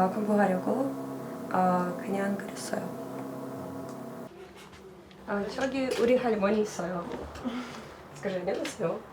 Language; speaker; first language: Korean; non-native, learner; Russian